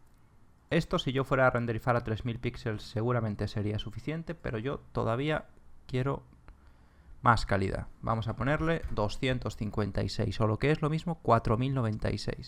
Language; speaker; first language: Spanish; native; Spanish